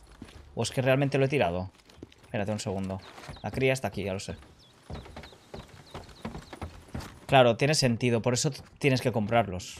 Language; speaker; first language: Spanish; native; Spanish